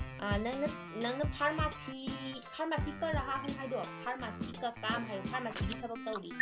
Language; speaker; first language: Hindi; non-native, local second language; Manipuri